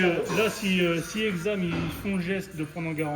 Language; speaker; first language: French; native; French